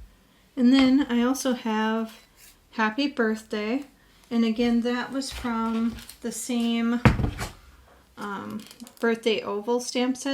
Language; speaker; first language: English; native; English